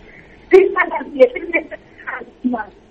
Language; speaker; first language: Arabic; native; Arabic